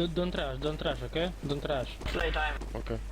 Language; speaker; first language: English; non-native, learner; Polish